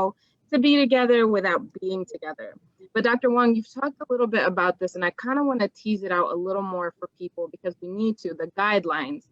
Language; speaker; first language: English; native; English